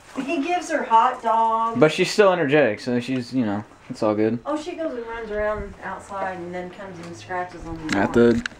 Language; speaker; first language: English; native; English